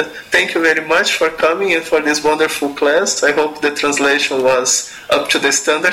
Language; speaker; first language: English; non-native, fluent; Portuguese